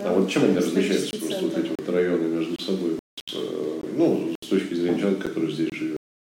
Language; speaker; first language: Russian; native; Russian